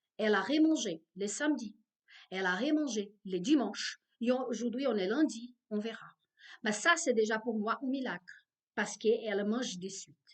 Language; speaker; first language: French; non-native, fluent; Portuguese